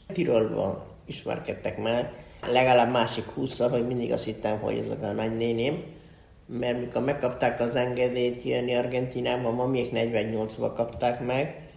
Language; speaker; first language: Hungarian; early bilingual, heritage; Hungarian